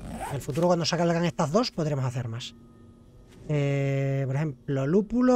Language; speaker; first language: Spanish; native; Spanish